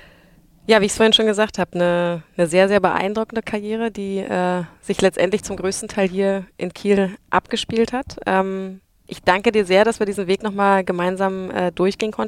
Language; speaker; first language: German; native; German